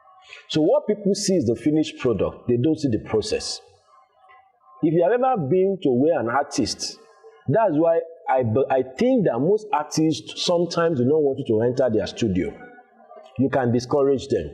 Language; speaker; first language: English; non-native, local second language; Yoruba